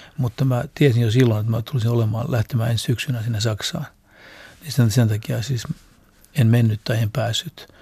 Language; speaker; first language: Finnish; non-native, local second language; Swedish